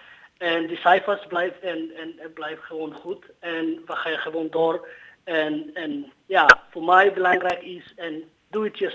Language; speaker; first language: Dutch; non-native, learner; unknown